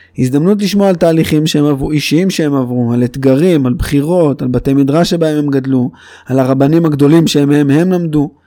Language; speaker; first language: Hebrew; native; Hebrew